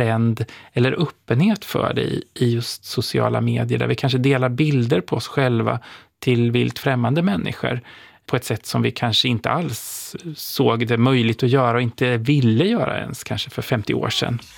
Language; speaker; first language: Swedish; native; Swedish